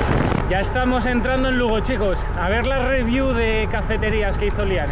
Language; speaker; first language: Spanish; native; Spanish